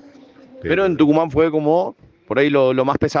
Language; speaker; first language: Spanish; native; Spanish